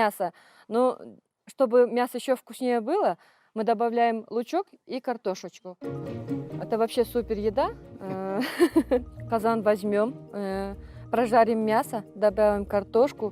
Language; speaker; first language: Russian; non-native, local second language; Kyrgyz